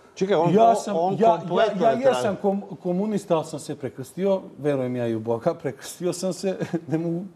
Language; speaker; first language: Serbian; native; Serbian